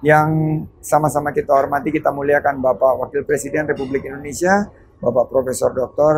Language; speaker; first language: Indonesian; native; Indonesian